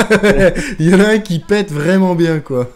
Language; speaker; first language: French; native; French